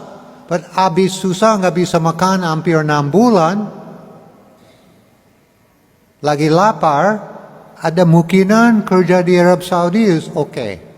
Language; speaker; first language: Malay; non-native, learner; English